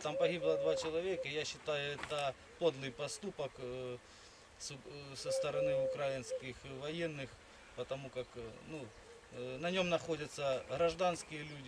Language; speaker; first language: Russian; native; Russian